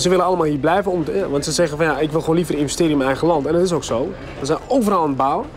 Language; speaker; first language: Dutch; native; Dutch